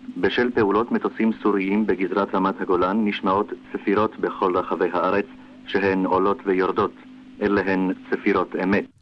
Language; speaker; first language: Hebrew; early bilingual, other home language; Polish